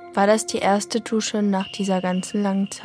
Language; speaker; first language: German; native; German